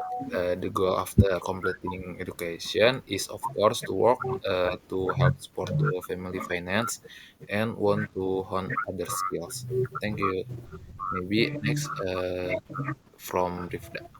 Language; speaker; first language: English; non-native, learner; Indonesian